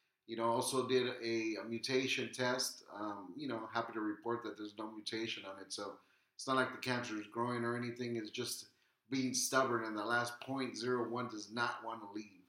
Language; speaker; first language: English; native; English